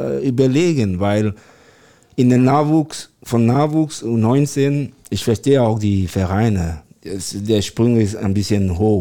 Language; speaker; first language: German; non-native, learner; French